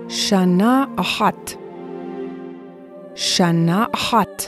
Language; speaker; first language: Hebrew; non-native, fluent; English